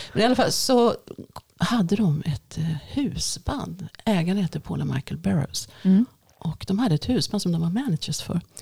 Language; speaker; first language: Swedish; early bilingual, other home language; Finnish